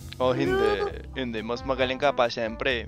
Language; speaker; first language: Filipino; non-native, fluent; English